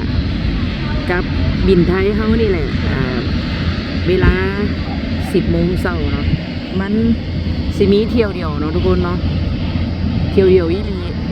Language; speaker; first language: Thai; non-native, local second language; Northeastern Thai